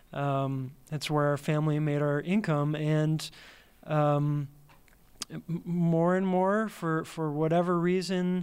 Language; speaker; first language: English; native; English